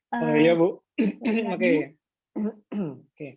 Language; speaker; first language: Indonesian; native; Indonesian